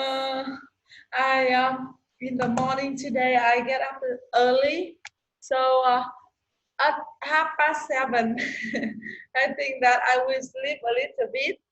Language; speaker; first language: English; non-native, learner; Vietnamese